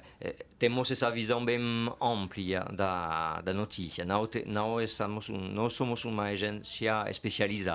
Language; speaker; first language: Portuguese; non-native, fluent; French